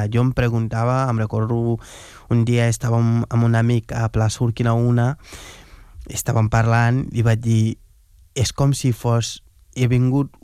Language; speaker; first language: Catalan; non-native, fluent; Wolof